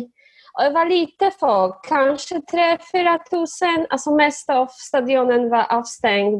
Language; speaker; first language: Swedish; non-native, fluent; Polish